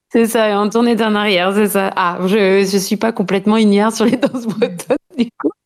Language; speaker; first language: French; native; French